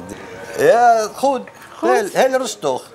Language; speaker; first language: Dutch; non-native, learner; Arabic